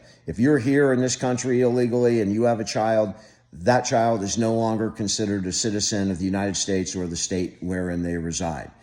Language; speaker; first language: English; native; English